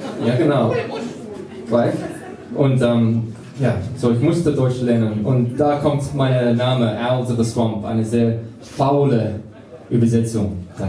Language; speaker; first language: German; early bilingual, heritage; English